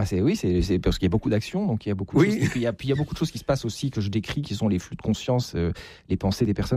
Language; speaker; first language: French; native; French